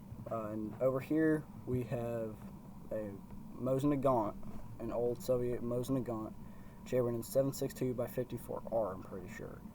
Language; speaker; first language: English; native; English